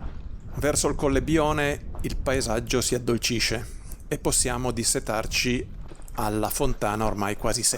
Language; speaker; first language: Italian; native; Italian